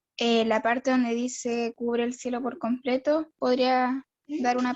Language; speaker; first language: Spanish; native; Spanish